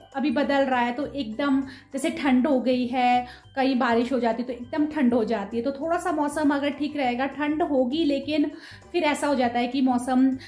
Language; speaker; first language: Hindi; non-native, local second language; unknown